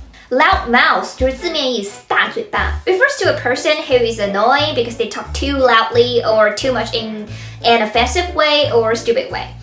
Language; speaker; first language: English; non-native, fluent; Chinese